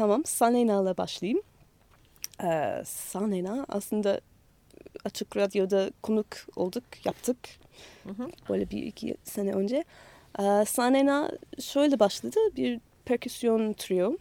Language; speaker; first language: Turkish; non-native, learner; English